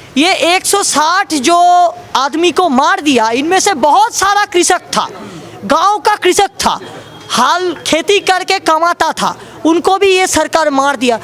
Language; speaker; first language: Hindi; non-native, local second language; Bangla